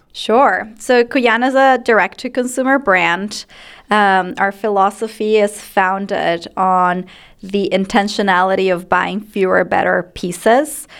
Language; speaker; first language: English; non-native, fluent; Spanish